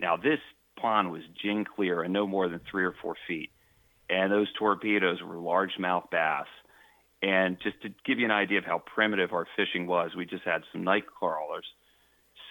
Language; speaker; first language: English; native; English